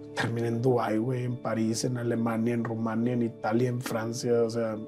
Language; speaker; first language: Spanish; native; Spanish